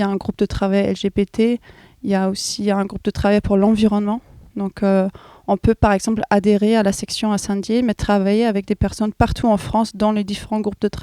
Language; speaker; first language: French; non-native, fluent; German